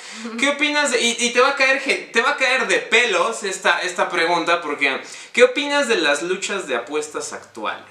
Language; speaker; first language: Spanish; native; Spanish